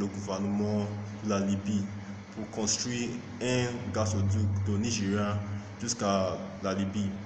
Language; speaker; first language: French; non-native, fluent; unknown